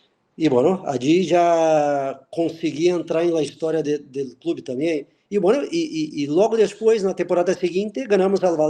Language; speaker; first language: Spanish; non-native, fluent; Portuguese